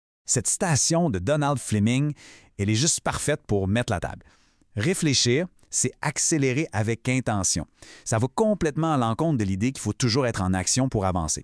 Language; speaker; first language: French; native; French